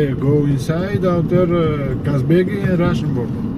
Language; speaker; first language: English; non-native, learner; Georgian